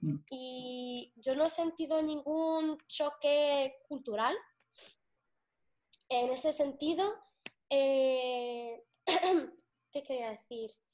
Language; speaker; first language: Spanish; non-native, fluent; Arabic